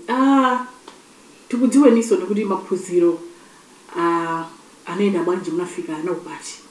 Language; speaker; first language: Nyanja; native; Nyanja